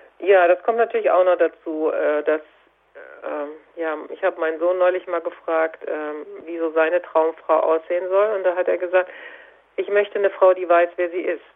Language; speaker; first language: German; native; German